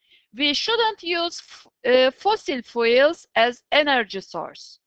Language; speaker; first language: English; non-native, fluent; Turkish